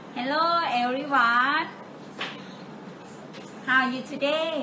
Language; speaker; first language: English; non-native, fluent; Thai